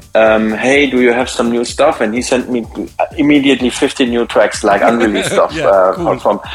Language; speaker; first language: English; non-native, fluent; German